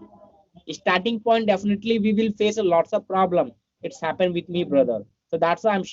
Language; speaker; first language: English; non-native, learner; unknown